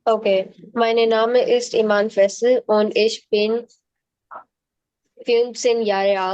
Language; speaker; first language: German; non-native, learner; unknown